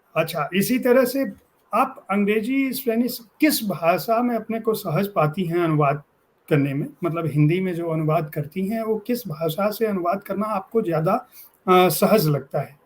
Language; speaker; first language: Hindi; native; Hindi